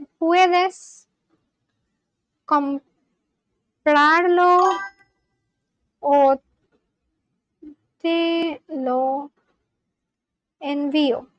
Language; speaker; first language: Spanish; non-native, learner; English